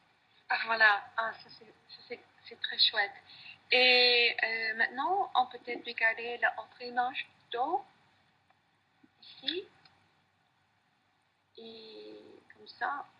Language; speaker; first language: French; non-native, learner; English